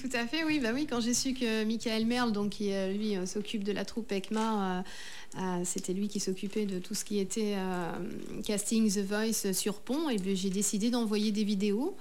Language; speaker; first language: French; native; French